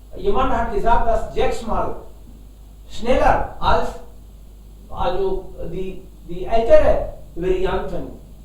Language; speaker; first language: German; non-native, fluent; Hindi